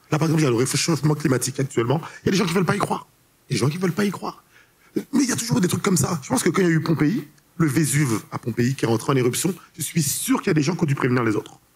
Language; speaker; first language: French; early bilingual, other home language; Haitian Creole